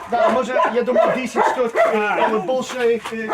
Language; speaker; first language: Russian; non-native, learner; English